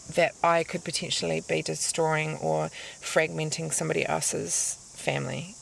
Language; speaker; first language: English; native; English